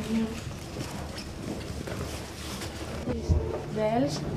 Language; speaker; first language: Danish; non-native, learner; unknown